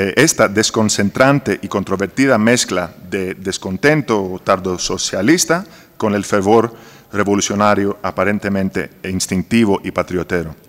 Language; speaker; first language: Spanish; non-native, fluent; Greek